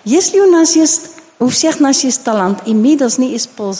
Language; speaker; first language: Russian; non-native, learner; Dutch